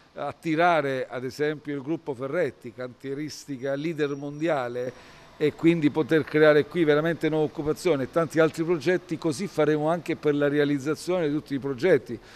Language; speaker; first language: Italian; native; Italian